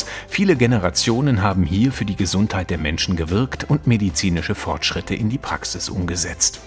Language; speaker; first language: German; native; German